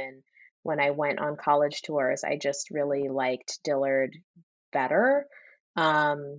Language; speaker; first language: English; native; English